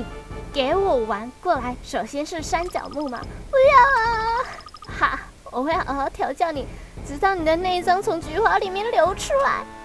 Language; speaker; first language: Chinese; native; Chinese